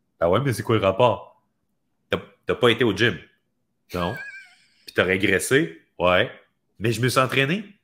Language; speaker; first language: French; native; French